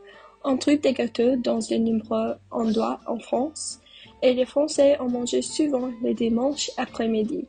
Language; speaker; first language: French; non-native, learner; English